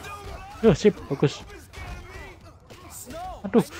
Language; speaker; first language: Indonesian; native; Indonesian